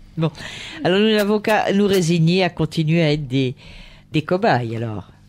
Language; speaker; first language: French; native; French